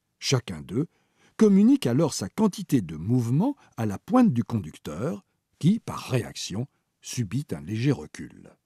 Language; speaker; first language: French; native; French